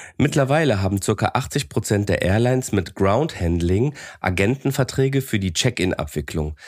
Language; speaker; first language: German; early bilingual, other home language; Greek